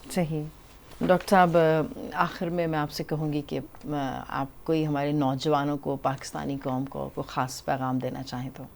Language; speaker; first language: Urdu; native; Urdu